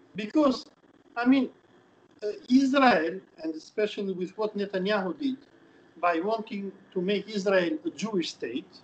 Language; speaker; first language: English; non-native, fluent; Albanian